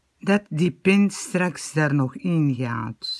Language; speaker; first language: Dutch; native; Dutch